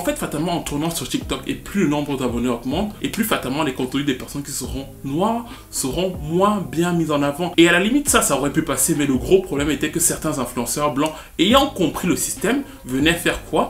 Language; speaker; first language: French; native; French